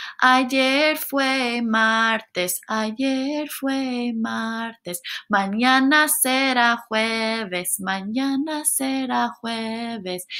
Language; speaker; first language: Spanish; non-native, fluent; English